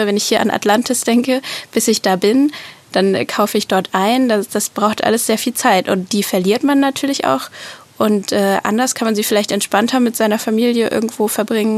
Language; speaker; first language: German; native; German